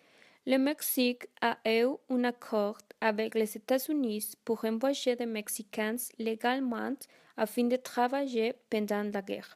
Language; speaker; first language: French; non-native, learner; Spanish